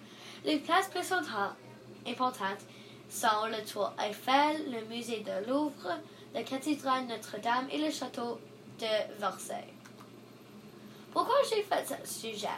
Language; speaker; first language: French; non-native, learner; English